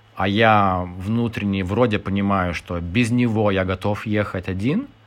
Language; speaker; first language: Russian; non-native, fluent; Lithuanian